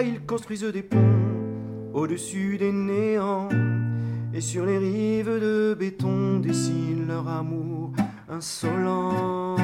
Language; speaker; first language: French; native; French